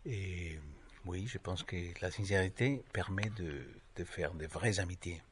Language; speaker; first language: French; non-native, fluent; Spanish